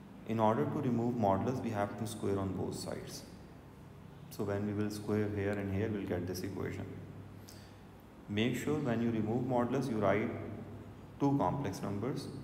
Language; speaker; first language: English; non-native, local second language; Urdu